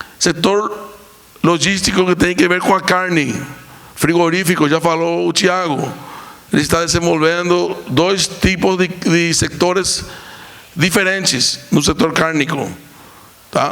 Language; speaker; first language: Portuguese; non-native, fluent; Spanish